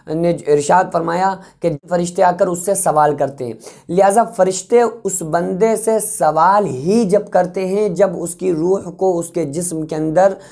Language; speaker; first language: Urdu; native; Urdu